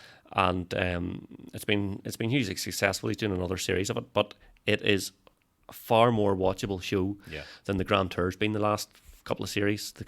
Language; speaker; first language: English; native; English